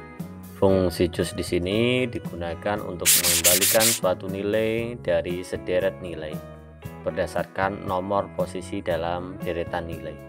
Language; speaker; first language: Indonesian; native; Indonesian